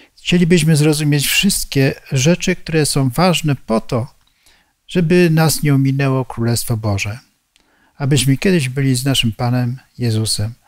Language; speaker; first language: Polish; native; Polish